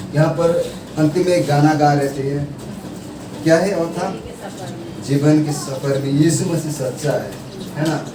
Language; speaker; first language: Hindi; non-native, local second language; Marathi